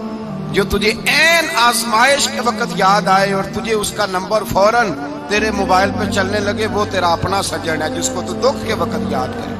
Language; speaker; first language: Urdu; non-native, local second language; Punjabi